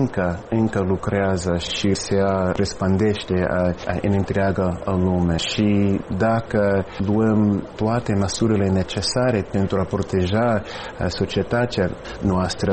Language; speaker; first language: Romanian; non-native, fluent; English